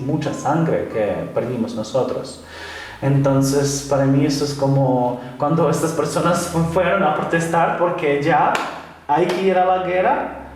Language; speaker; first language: Spanish; non-native, fluent; Ukrainian